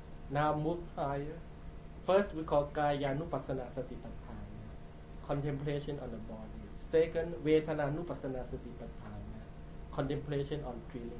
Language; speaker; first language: English; non-native, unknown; Thai